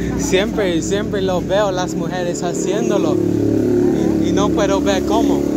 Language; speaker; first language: Spanish; non-native, learner; English